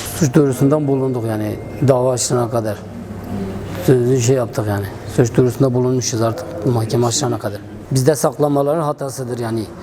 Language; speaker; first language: Turkish; non-native, local second language; Kurdish